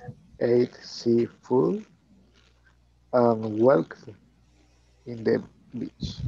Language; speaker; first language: English; non-native, learner; Spanish